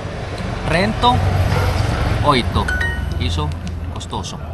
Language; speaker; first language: Portuguese; non-native, learner; Indonesian